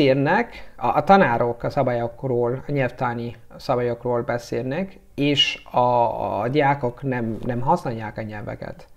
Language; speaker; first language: Hungarian; non-native, learner; Italian